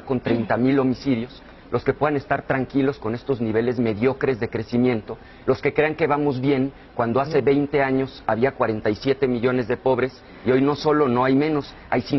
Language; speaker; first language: Spanish; native; Spanish